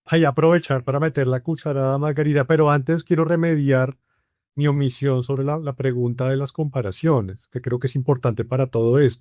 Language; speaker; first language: Spanish; native; Spanish